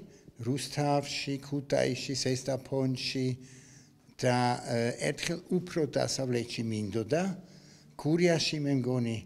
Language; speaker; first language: Georgian; non-native, learner; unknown